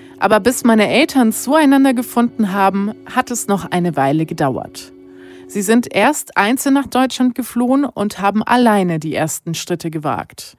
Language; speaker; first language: German; early bilingual, other home language; Romanian